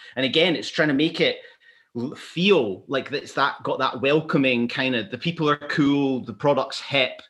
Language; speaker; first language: English; native; English